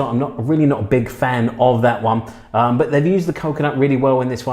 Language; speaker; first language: English; native; English